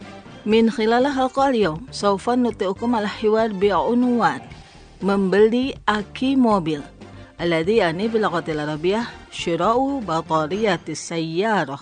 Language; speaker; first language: Arabic; non-native, fluent; Indonesian